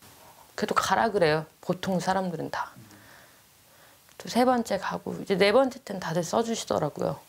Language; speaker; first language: Korean; native; Korean